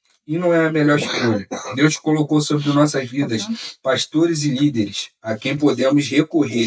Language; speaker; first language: Portuguese; native; Portuguese